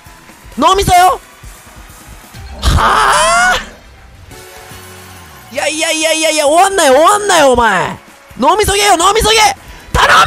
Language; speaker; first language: Japanese; native; Japanese